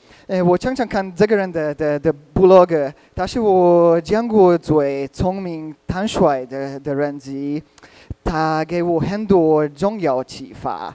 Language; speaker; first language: Chinese; non-native, learner; Hungarian